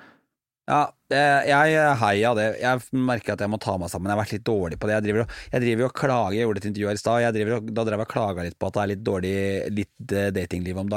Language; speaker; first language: Norwegian; native; Norwegian